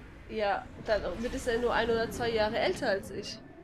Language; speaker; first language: German; native; German